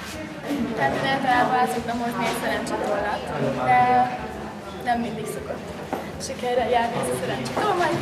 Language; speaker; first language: Hungarian; native; Hungarian